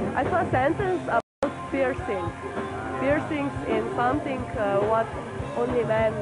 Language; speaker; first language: English; non-native, learner; Slovenian